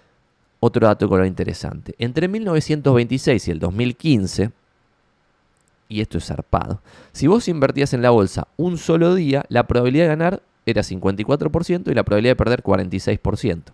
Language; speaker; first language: Spanish; native; Spanish